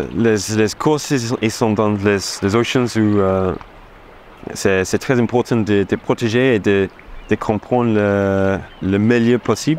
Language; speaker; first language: French; non-native, fluent; English